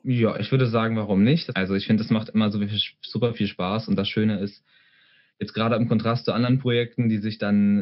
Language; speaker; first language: German; native; German